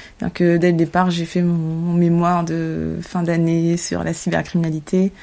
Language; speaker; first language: French; native; French